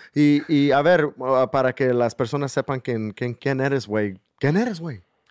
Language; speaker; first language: Spanish; early bilingual, heritage; Spanish